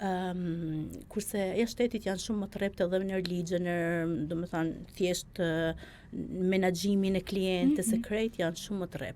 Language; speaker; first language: Albanian; early bilingual, heritage; Albanian